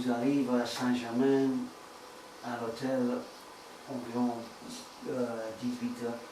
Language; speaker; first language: French; non-native, learner; English